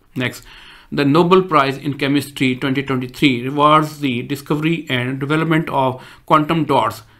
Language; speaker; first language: English; non-native, local second language; Urdu